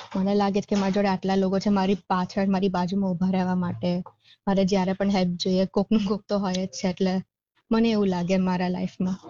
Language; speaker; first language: Gujarati; early bilingual, heritage; Gujarati